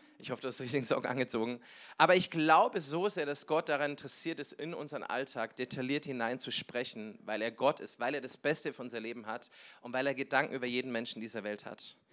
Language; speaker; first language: German; native; German